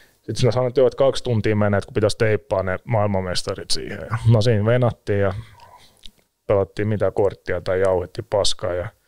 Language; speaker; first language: Finnish; early bilingual, other home language; Russian